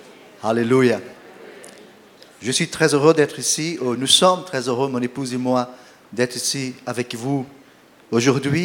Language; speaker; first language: French; non-native, fluent; Portuguese